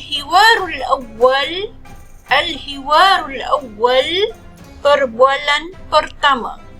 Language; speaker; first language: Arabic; non-native, fluent; Malay